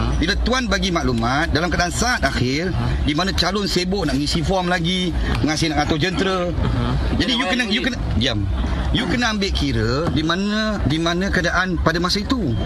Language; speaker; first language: Malay; native; Malay